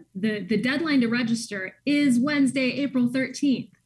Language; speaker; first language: English; native; English